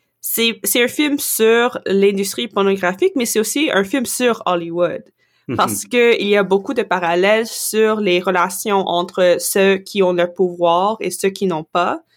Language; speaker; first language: French; non-native, local second language; English